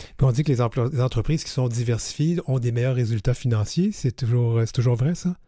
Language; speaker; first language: French; native; French